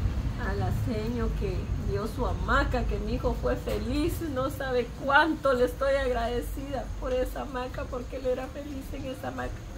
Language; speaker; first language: Spanish; native; Spanish